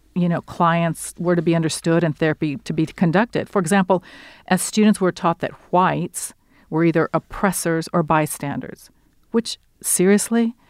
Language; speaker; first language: English; early bilingual, other home language; Spanish